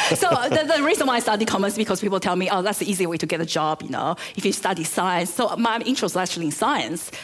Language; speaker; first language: English; early bilingual, other home language; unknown